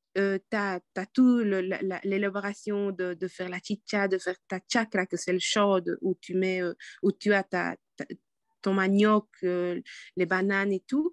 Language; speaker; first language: French; non-native, fluent; Quechua